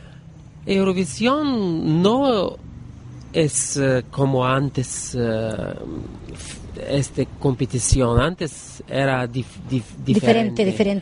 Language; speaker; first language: Spanish; non-native, learner; Bulgarian